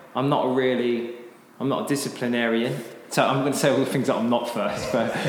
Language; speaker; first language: English; native; English